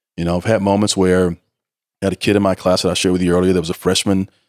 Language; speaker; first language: English; native; English